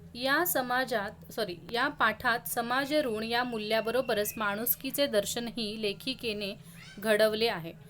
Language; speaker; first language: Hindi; non-native, local second language; Marathi